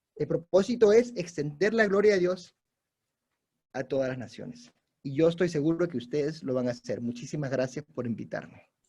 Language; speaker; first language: Spanish; non-native, local second language; English